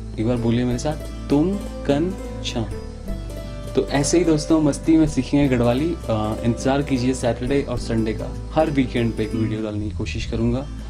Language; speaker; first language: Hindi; non-native, local second language; Garhwali